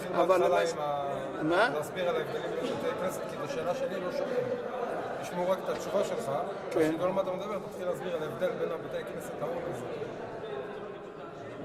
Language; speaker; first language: Hebrew; native; Hebrew